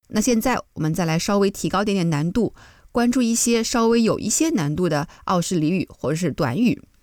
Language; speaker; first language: Chinese; native; Chinese